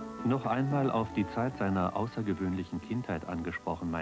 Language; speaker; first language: German; native; German